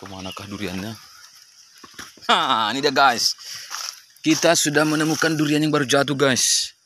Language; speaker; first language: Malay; non-native, local second language; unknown